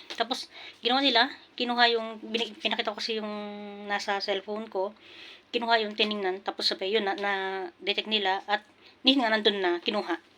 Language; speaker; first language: Filipino; non-native, local second language; Pampanga